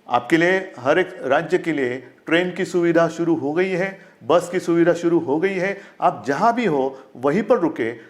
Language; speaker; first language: Hindi; non-native, local second language; Marathi